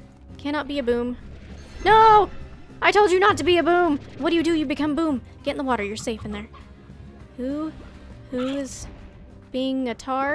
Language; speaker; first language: English; native; English